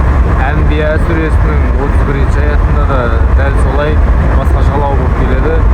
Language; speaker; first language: Kazakh; native; Kazakh